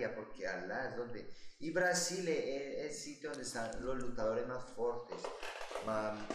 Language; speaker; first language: Portuguese; non-native, learner; Spanish